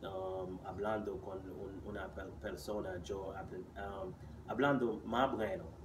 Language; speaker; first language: Spanish; non-native, learner; English